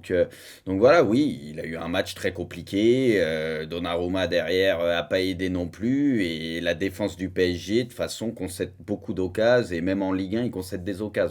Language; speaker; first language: French; native; French